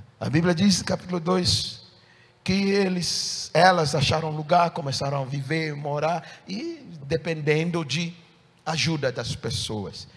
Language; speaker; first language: Portuguese; non-native, fluent; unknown